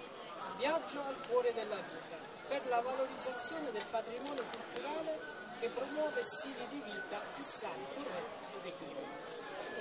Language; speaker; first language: Italian; native; Italian